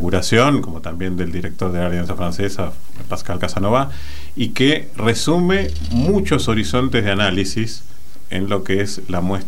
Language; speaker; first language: Spanish; native; Spanish